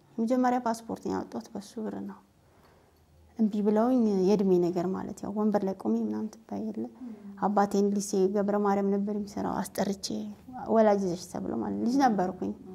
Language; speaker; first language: Amharic; native; Amharic